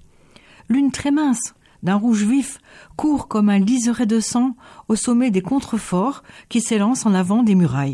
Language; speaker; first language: French; native; French